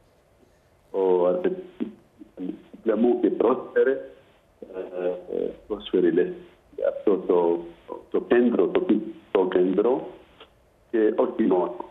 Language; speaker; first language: Greek; non-native, fluent; Arabic